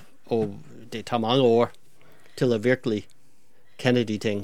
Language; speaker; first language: Norwegian; non-native, fluent; English